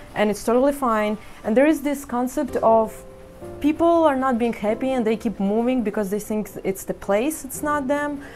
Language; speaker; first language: English; non-native, fluent; Ukrainian